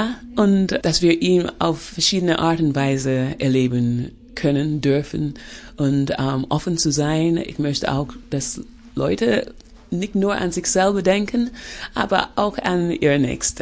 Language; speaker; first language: German; non-native, fluent; English